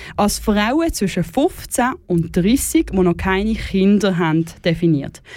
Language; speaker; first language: German; native; German